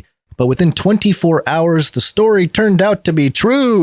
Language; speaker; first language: English; native; English